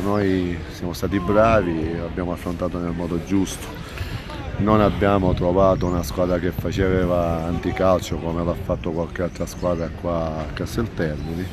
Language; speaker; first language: Italian; native; Italian